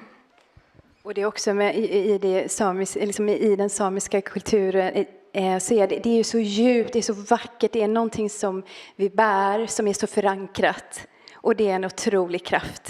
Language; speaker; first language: Swedish; native; Swedish